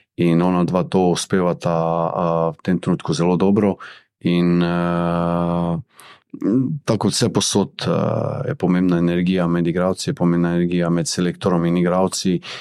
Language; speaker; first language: Slovenian; early bilingual, other home language; Bosnian